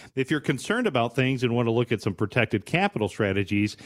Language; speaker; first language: English; native; English